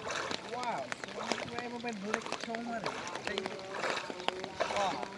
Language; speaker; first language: English; non-native, learner; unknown